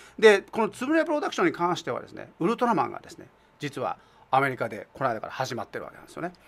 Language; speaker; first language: Japanese; native; Japanese